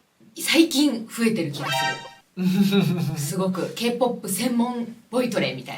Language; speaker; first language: Japanese; native; Japanese